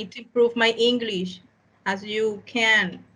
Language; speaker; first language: English; non-native, learner; Spanish